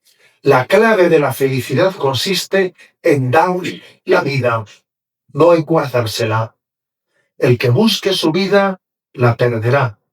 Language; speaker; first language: Spanish; native; Spanish